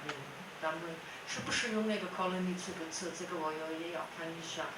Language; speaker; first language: Chinese; non-native, fluent; Dutch